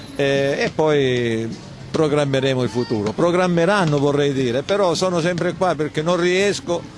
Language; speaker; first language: Italian; native; Italian